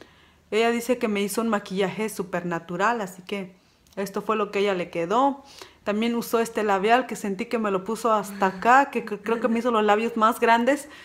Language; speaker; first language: Spanish; native; Spanish